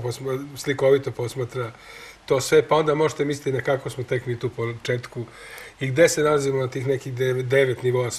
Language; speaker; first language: Croatian; native; Croatian